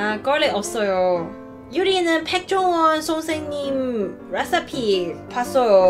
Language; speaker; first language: Korean; non-native, learner; Cantonese